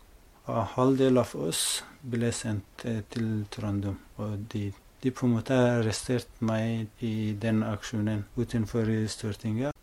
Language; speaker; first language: Norwegian; non-native, fluent; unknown